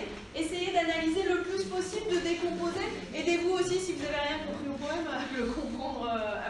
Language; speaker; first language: French; native; French